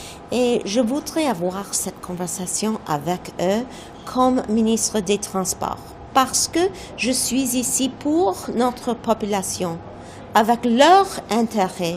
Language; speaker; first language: French; non-native, fluent; English